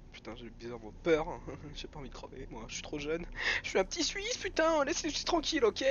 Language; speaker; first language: French; native; French